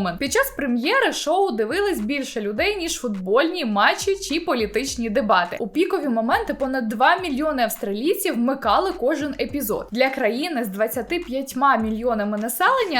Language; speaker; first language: Ukrainian; native; Ukrainian